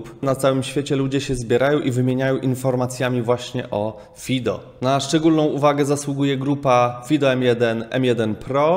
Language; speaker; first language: Polish; native; Polish